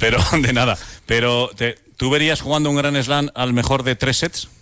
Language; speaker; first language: Spanish; native; Spanish